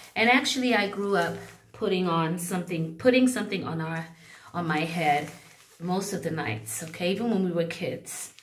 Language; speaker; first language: English; native; English